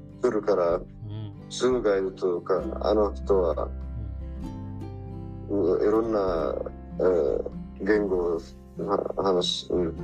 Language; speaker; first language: Japanese; non-native, learner; Arabic